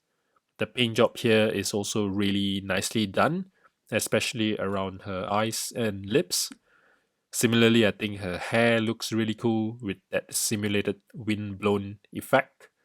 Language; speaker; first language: English; native; English